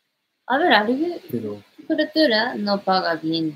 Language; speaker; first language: Spanish; non-native, learner; Japanese